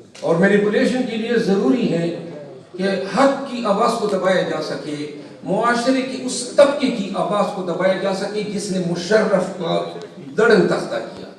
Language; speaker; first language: Urdu; non-native, local second language; Pashto